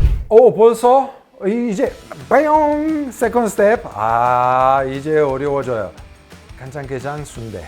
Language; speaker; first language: Korean; non-native, learner; Italian